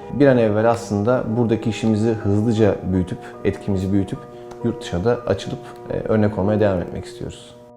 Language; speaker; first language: Turkish; native; Turkish